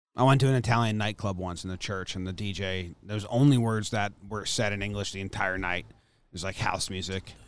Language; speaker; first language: English; early bilingual, other home language; Italian